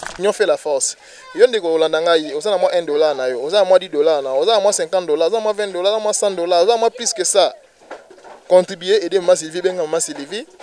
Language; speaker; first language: Lingala; native; Lingala